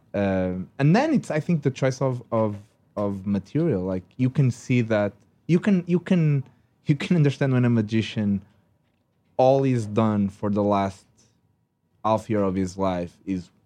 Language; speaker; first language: English; non-native, fluent; Portuguese